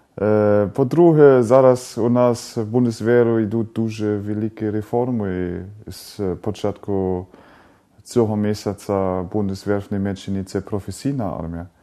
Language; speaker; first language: Ukrainian; non-native, fluent; German